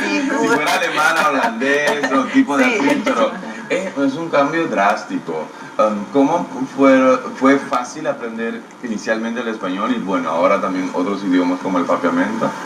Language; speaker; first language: Spanish; non-native, fluent; Papiamento